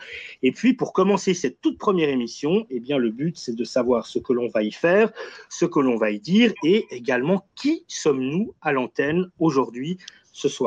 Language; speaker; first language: French; native; French